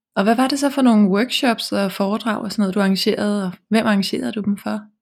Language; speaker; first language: Danish; native; Danish